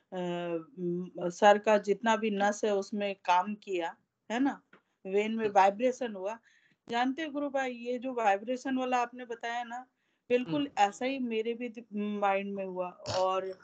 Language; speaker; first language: Hindi; native; Hindi